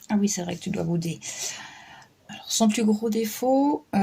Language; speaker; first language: French; native; French